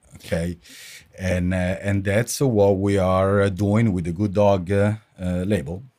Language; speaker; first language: English; non-native, fluent; Italian